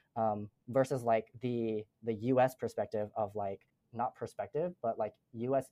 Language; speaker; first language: English; native; English